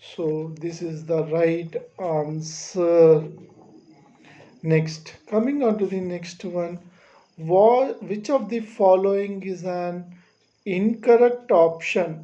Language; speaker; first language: English; non-native, local second language; Telugu